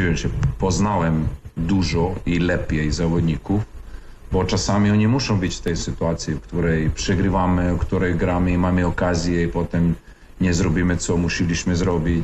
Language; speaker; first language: Polish; non-native, fluent; Serbian